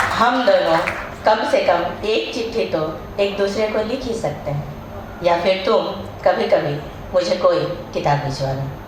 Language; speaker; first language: Hindi; native; Hindi